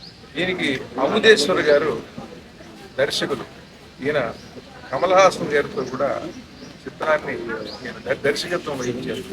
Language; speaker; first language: Telugu; native; Telugu